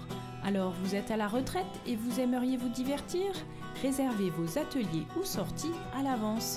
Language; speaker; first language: French; native; French